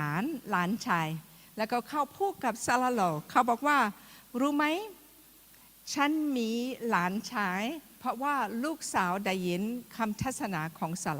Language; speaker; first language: Thai; non-native, fluent; English